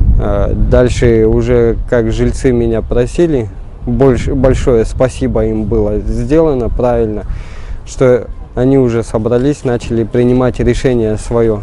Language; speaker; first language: Russian; native; Russian